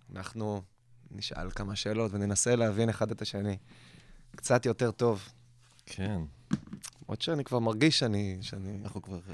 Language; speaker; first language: Hebrew; native; Hebrew